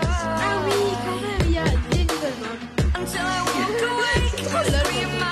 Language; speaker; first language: French; native; French